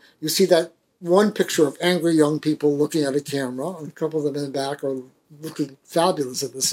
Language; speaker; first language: English; native; English